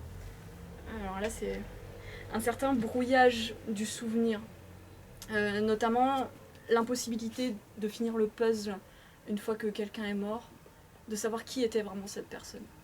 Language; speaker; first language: French; native; French